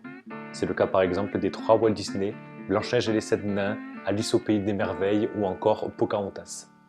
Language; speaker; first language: French; native; French